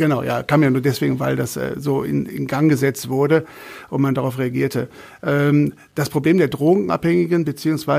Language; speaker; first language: German; native; German